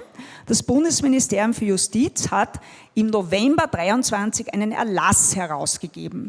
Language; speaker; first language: German; native; German